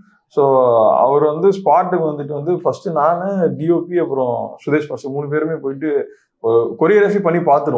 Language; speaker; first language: Tamil; native; Tamil